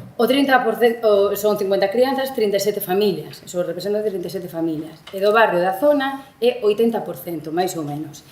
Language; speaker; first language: Galician; non-native, local second language; Spanish